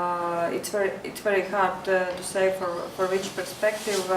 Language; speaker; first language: English; non-native, learner; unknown